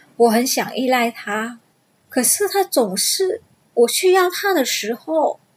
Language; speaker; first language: Chinese; non-native, fluent; Vietnamese